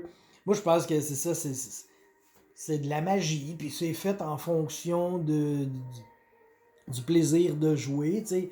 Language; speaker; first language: French; native; French